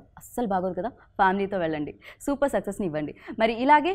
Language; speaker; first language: Telugu; native; Telugu